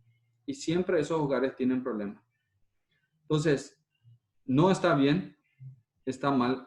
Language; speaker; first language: Spanish; native; Spanish